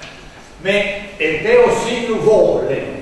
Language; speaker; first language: French; non-native, fluent; Spanish